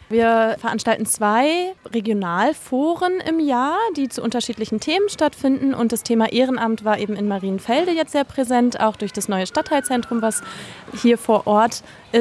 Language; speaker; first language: German; native; German